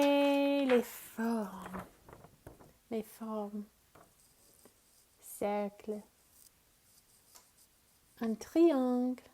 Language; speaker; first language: French; non-native, fluent; English